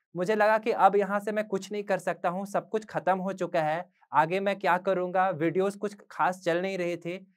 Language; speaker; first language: Hindi; native; Hindi